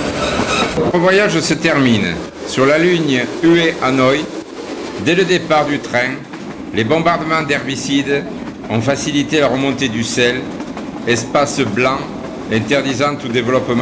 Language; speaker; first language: French; native; French